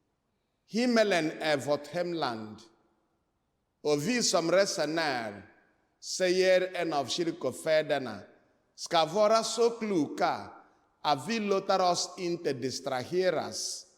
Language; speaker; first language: Swedish; non-native, fluent; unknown